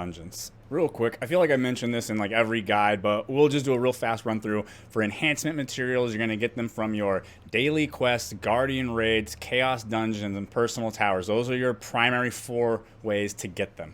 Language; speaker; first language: English; native; English